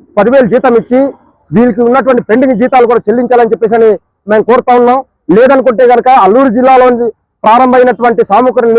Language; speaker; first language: Telugu; native; Telugu